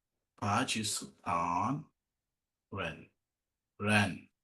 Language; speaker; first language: Chinese; non-native, learner; Urdu